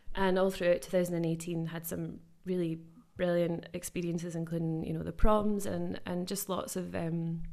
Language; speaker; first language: English; native; English